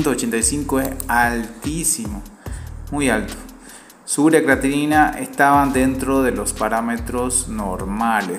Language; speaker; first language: Spanish; native; Spanish